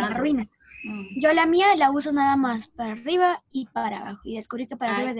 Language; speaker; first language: Spanish; native; Spanish